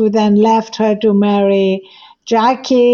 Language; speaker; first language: English; non-native, fluent; Greek